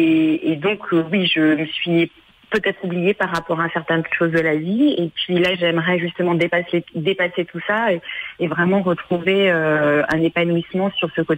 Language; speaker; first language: French; native; French